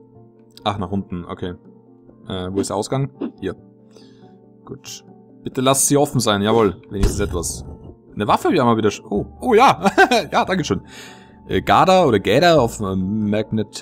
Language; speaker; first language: German; native; German